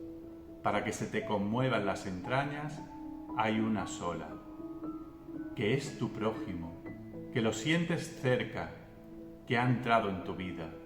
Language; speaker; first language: Spanish; native; Spanish